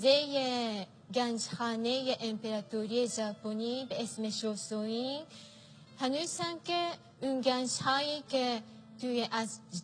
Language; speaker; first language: Persian; non-native, fluent; Japanese